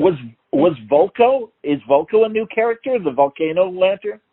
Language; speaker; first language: English; native; English